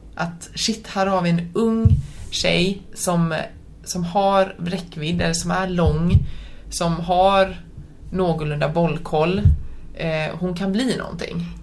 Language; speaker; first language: Swedish; early bilingual, other home language; Polish